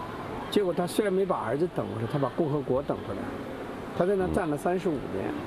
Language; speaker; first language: Chinese; native; Chinese